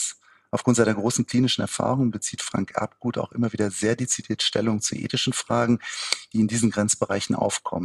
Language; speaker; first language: German; native; German